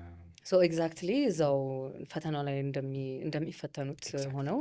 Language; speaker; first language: Amharic; native; Amharic